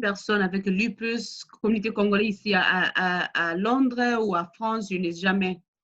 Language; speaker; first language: French; non-native, learner; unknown